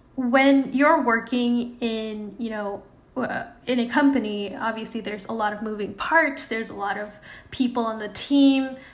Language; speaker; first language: English; non-native, fluent; Indonesian